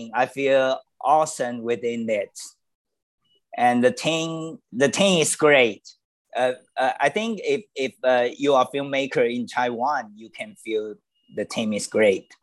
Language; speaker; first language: English; non-native, learner; Chinese